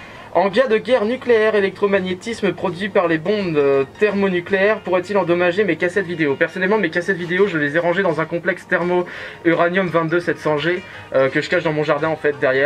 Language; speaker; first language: French; native; French